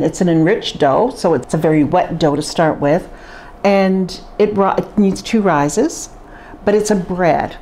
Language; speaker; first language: English; native; English